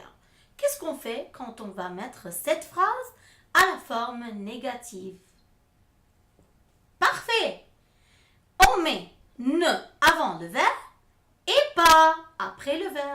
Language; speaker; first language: French; non-native, fluent; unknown